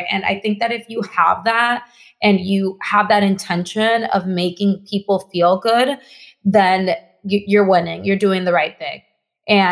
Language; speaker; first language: English; non-native, fluent; Spanish